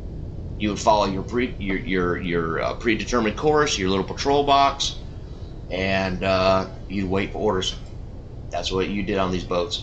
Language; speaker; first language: English; native; English